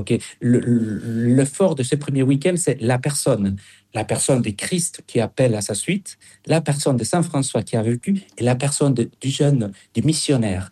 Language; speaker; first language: French; non-native, fluent; Spanish